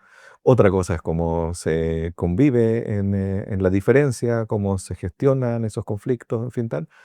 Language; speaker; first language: Spanish; native; Spanish